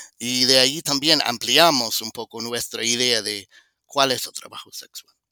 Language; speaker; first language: Spanish; non-native, fluent; English